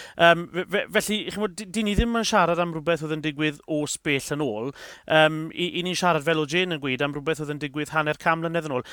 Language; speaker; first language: Welsh; native; Welsh